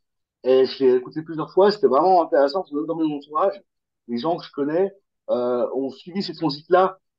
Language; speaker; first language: French; native; French